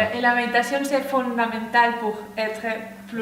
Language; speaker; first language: French; non-native, learner; Spanish